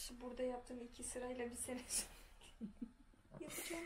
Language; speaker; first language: Turkish; native; Turkish